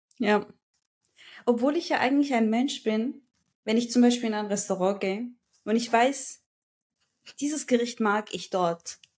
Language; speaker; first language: German; early bilingual, other home language; Turkish